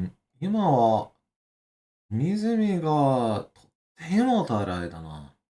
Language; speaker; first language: Japanese; non-native, learner; English